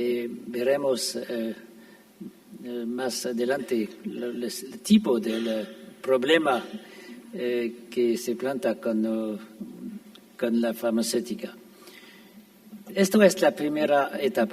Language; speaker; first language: Spanish; non-native, fluent; French